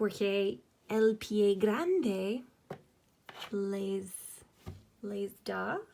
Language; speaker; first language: Spanish; non-native, fluent; English